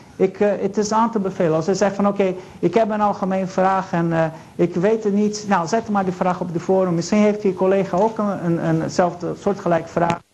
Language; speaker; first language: Dutch; non-native, fluent; Portuguese